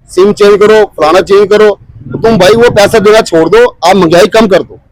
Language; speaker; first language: Urdu; non-native, local second language; Punjabi